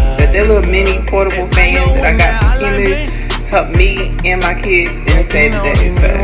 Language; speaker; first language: English; native; English